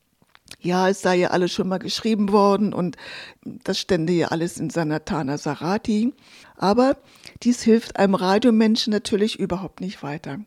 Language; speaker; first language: German; native; German